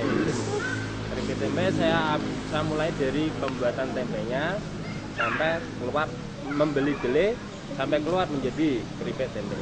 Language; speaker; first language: Indonesian; non-native, local second language; Javanese